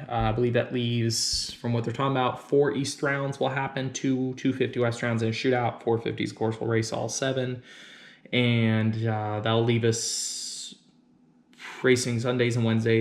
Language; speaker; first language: English; native; English